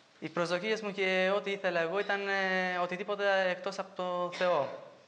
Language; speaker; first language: Greek; non-native, fluent; Albanian